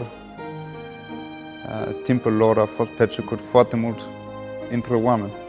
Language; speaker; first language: Romanian; non-native, fluent; English